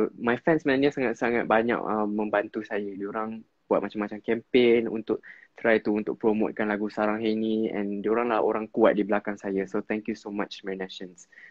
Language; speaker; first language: Malay; non-native, local second language; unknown